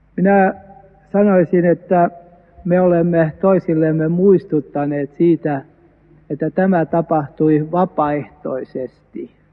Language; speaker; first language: Finnish; non-native, local second language; Swedish